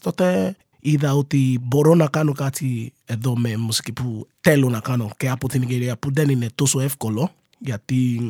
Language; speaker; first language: Greek; non-native, learner; Yoruba